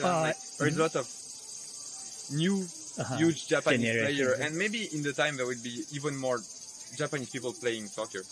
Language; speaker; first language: English; non-native, fluent; French